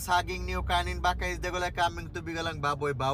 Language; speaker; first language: Filipino; non-native, learner; Bangla